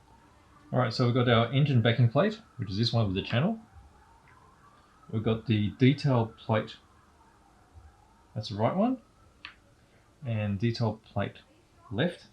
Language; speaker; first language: English; native; English